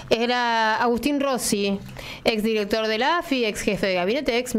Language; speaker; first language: Spanish; native; Spanish